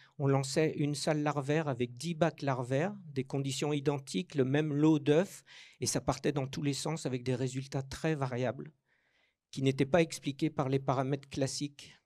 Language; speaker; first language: French; native; French